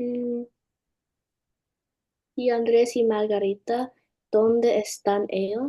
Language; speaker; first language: Spanish; non-native, learner; English